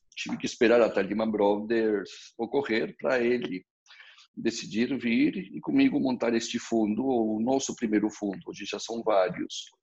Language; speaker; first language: Portuguese; early bilingual, other home language; Spanish